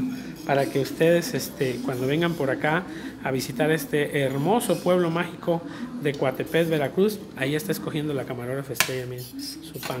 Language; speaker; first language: Spanish; native; Spanish